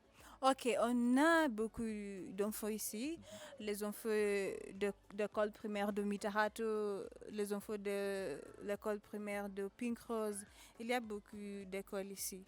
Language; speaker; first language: French; non-native, fluent; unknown